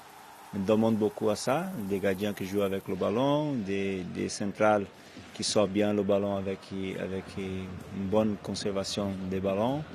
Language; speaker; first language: French; non-native, fluent; Portuguese